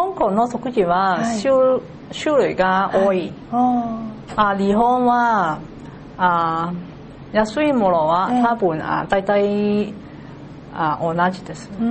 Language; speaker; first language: Japanese; non-native, learner; Cantonese